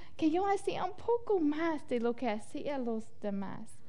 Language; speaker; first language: Spanish; non-native, fluent; English